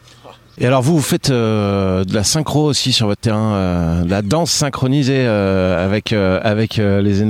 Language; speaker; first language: French; native; French